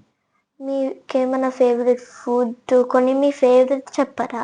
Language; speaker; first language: Telugu; early bilingual, heritage; Telugu